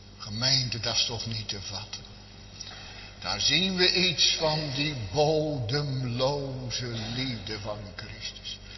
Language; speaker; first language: Dutch; native; Dutch